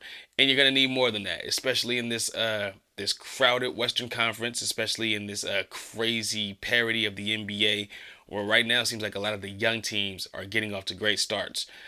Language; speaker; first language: English; native; English